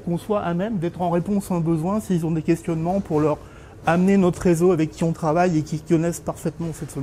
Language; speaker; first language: French; native; French